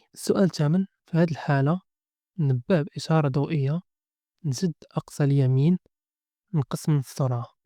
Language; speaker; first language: Arabic; native; Arabic